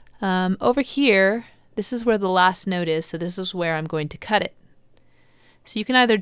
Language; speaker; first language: English; native; English